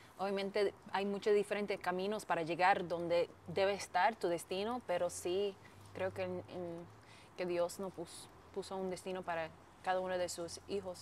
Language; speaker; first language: Spanish; non-native, fluent; English